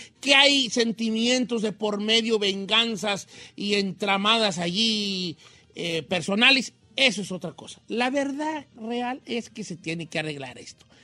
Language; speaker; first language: Spanish; native; Spanish